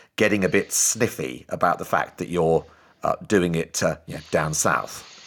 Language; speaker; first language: English; native; English